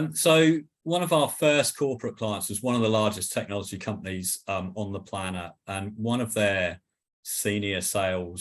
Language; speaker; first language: English; native; English